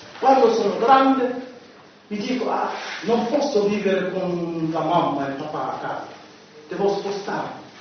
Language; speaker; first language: Italian; non-native, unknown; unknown